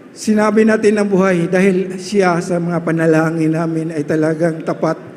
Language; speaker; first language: Filipino; non-native, local second language; Cebuano